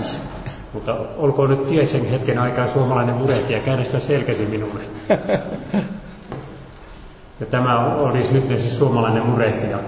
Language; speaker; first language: Finnish; native; Finnish